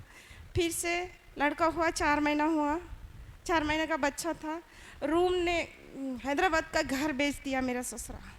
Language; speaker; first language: Hindi; non-native, local second language; Marathi